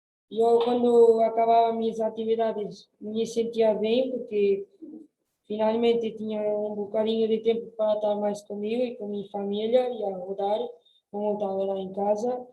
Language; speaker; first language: Spanish; non-native, learner; Portuguese